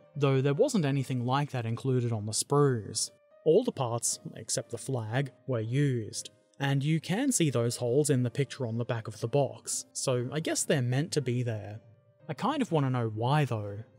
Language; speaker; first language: English; native; English